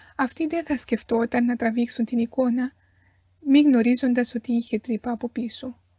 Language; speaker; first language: Greek; non-native, fluent; Romanian